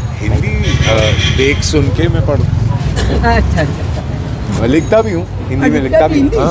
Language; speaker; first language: Hindi; non-native, local second language; Malayalam